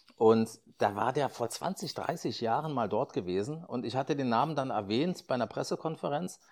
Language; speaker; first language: German; native; German